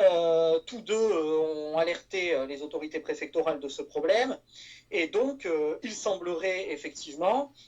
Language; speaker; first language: French; native; French